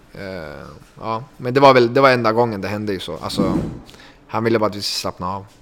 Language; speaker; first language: Swedish; early bilingual, other home language; Kurdish